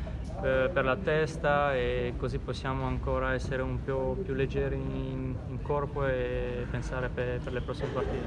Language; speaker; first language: Italian; non-native, learner; Armenian